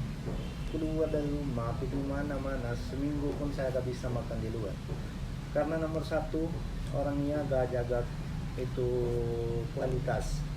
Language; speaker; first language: Indonesian; non-native, learner; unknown